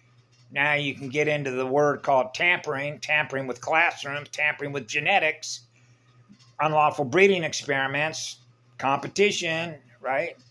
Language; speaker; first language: English; native; English